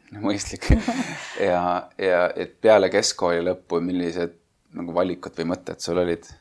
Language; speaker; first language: Estonian; native; Estonian